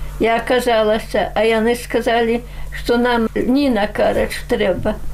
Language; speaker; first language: Belarusian; native; Belarusian